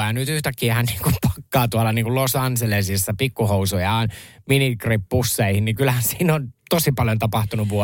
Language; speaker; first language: Finnish; native; Finnish